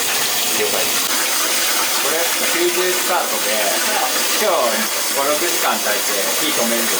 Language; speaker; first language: Japanese; native; Japanese